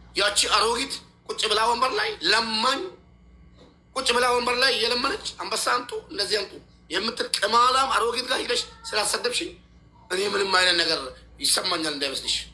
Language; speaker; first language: Amharic; native; Amharic